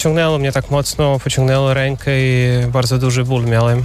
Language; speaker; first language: Polish; non-native, fluent; Russian